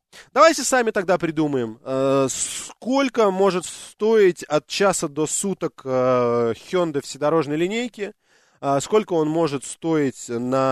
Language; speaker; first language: Russian; native; Russian